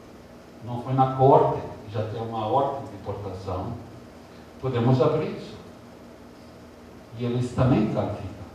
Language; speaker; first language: Portuguese; early bilingual, heritage; Portuguese